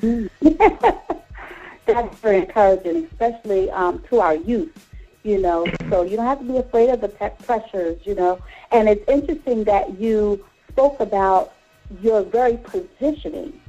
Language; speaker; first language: English; native; English